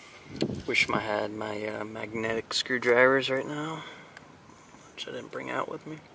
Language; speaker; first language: English; native; English